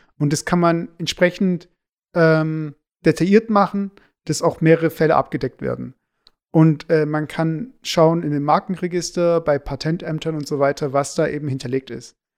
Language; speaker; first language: German; native; German